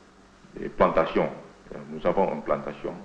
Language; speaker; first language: French; non-native, fluent; Indonesian